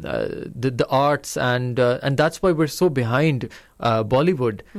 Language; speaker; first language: English; non-native, local second language; Urdu